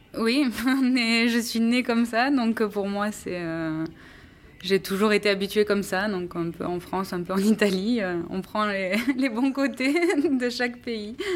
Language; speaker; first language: French; native; French